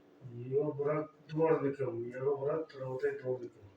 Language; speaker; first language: Russian; non-native, learner; Uzbek